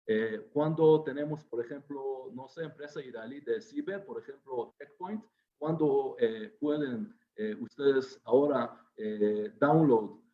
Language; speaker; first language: Spanish; non-native, fluent; Hebrew